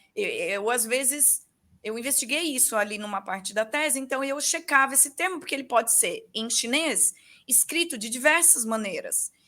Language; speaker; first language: Portuguese; native; Portuguese